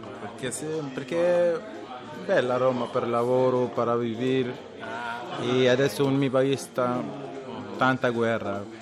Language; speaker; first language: Italian; non-native, learner; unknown